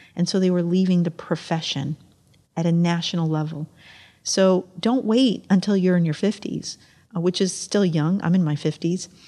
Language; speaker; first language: English; early bilingual, other home language; Amharic